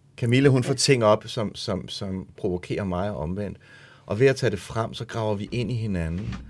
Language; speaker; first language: Danish; early bilingual, other home language; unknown